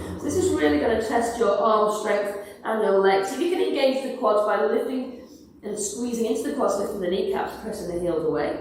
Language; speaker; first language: English; native; English